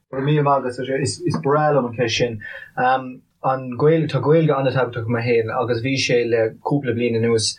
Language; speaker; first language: Irish; non-native, local second language; English